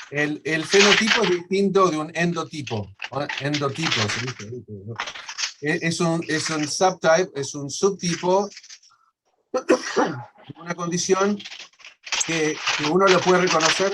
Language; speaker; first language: Spanish; native; Spanish